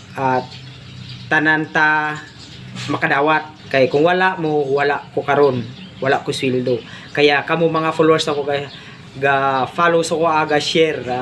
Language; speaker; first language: Cebuano; non-native, local second language; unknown